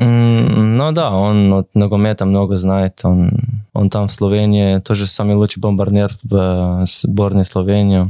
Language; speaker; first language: Russian; non-native, learner; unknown